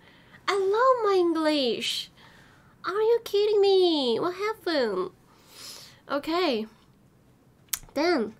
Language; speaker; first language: English; non-native, learner; Korean